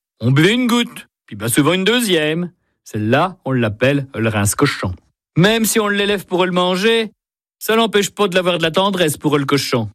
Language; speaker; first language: French; native; French